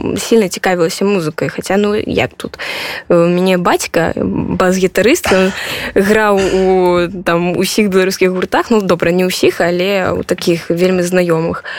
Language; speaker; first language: Belarusian; non-native, local second language; Russian